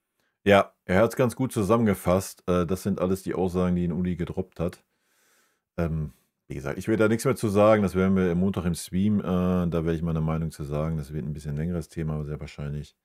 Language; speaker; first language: German; native; German